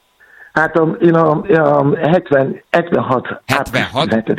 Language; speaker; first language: Hungarian; non-native, fluent; Yoruba